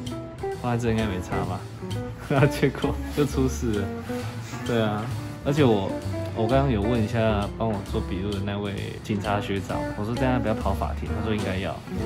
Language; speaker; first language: Chinese; native; Chinese